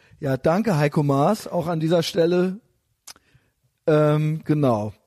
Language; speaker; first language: German; native; German